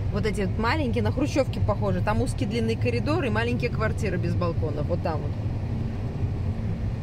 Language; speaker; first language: Russian; native; Russian